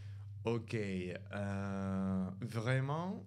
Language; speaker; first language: French; non-native, fluent; Spanish